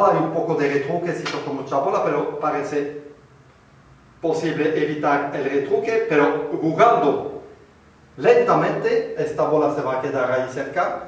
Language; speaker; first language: Spanish; non-native, fluent; French